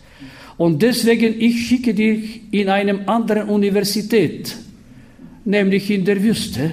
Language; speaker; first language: German; non-native, fluent; Bulgarian